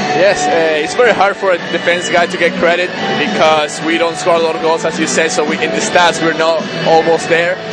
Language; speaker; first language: English; non-native, fluent; Spanish